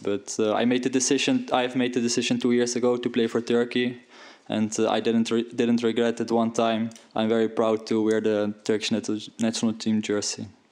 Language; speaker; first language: English; non-native, fluent; Dutch